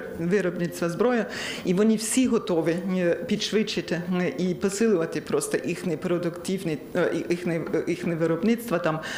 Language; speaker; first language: Ukrainian; non-native, learner; German